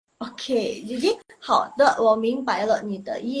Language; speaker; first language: Chinese; non-native, local second language; Indonesian